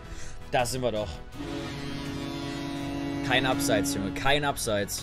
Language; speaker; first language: German; native; German